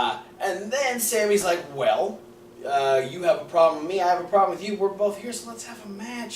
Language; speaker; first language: English; native; English